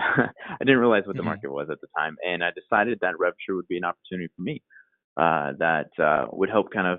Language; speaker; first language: English; native; English